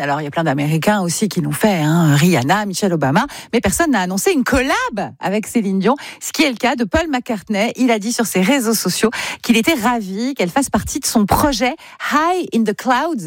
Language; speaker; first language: French; native; French